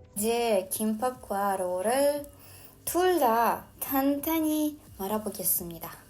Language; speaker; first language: Korean; non-native, fluent; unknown